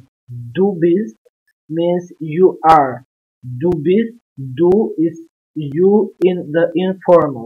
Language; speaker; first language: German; non-native, learner; English